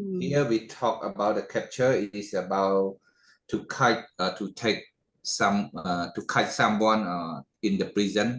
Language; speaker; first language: English; non-native, learner; Khmer